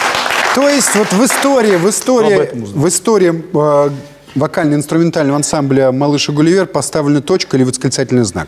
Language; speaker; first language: Russian; native; Russian